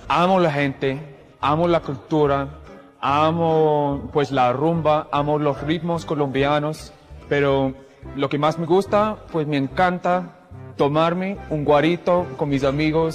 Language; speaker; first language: Spanish; non-native, fluent; English